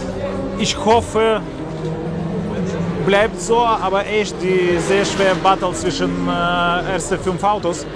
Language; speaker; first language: German; non-native, learner; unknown